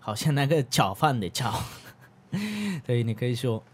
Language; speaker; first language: Chinese; non-native, learner; Spanish